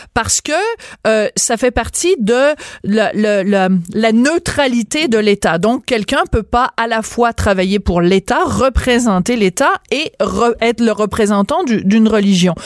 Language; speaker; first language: French; native; French